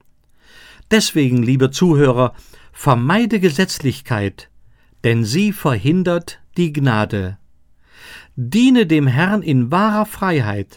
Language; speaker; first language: German; native; German